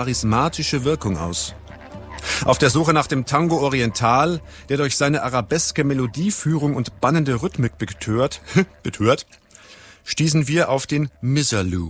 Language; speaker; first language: German; native; German